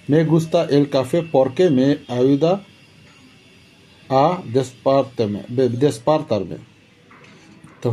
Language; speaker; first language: Spanish; non-native, fluent; Bangla